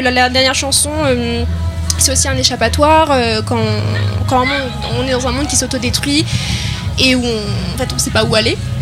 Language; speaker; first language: French; native; French